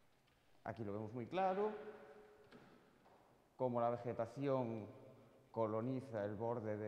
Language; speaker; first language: Spanish; native; Spanish